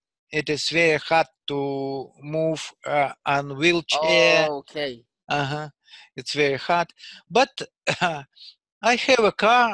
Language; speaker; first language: English; non-native, learner; Russian